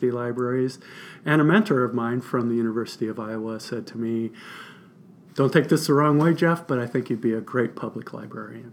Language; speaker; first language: English; native; English